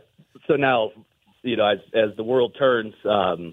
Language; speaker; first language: English; native; English